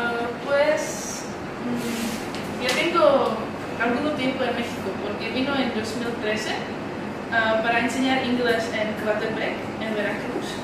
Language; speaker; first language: Spanish; non-native, learner; Czech